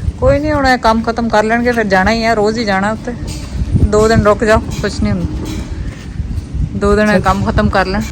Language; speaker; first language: Urdu; non-native, local second language; Punjabi